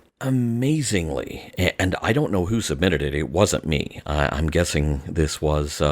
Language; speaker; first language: English; native; English